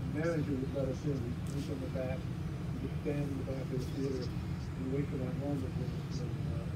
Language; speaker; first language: English; native; English